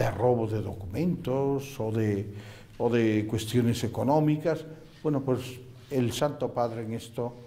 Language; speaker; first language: Spanish; native; Spanish